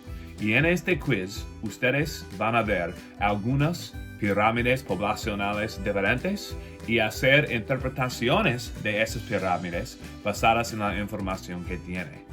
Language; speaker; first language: Spanish; non-native, fluent; English